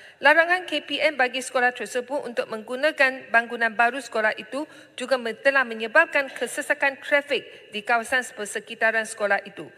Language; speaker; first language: Malay; non-native, local second language; Chinese